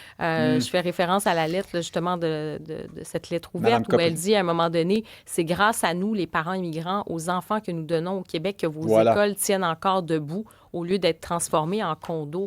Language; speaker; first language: French; native; French